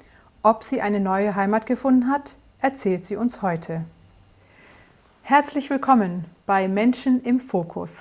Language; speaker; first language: German; native; German